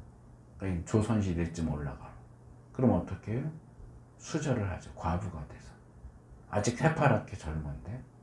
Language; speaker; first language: Korean; native; Korean